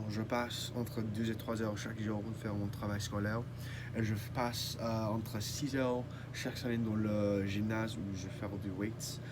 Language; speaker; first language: French; non-native, learner; English